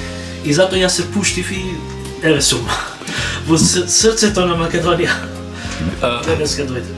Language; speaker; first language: Macedonian; early bilingual, heritage; Macedonian